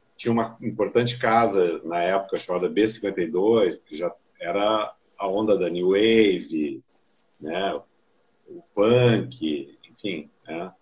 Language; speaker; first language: Portuguese; native; Portuguese